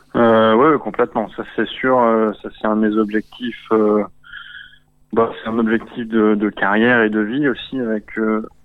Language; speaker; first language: French; native; French